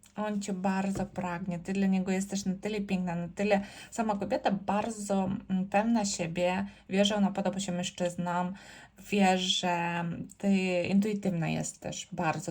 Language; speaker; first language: Polish; non-native, learner; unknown